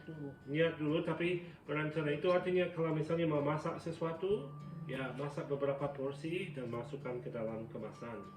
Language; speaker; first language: Indonesian; non-native, fluent; English